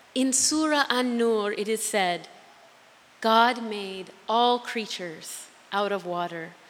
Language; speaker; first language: English; native; English